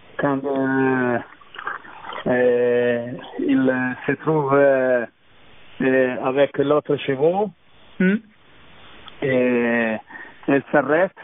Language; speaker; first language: French; non-native, learner; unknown